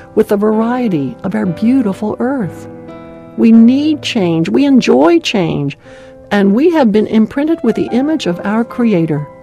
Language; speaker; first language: English; native; English